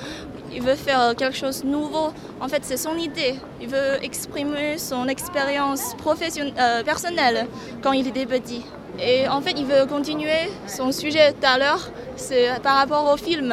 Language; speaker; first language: French; non-native, fluent; Chinese